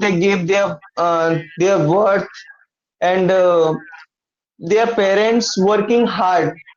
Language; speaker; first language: English; non-native, learner; Hindi